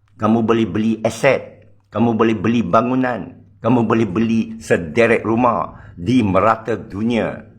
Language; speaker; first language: Malay; non-native, local second language; Chinese